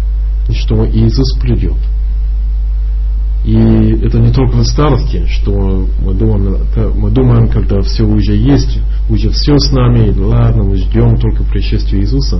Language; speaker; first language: Russian; non-native, fluent; English